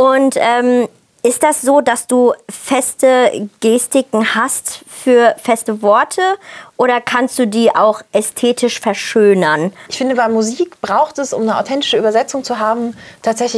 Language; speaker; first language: German; native; German